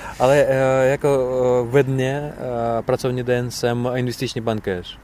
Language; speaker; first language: Czech; non-native, fluent; Russian